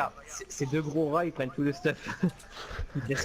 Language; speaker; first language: French; native; French